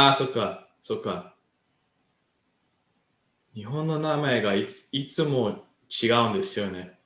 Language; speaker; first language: Japanese; non-native, learner; English